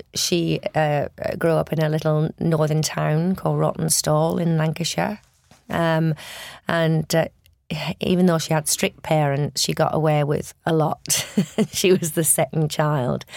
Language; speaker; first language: English; native; English